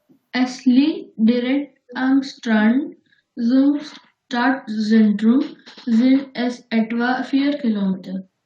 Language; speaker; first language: German; non-native, learner; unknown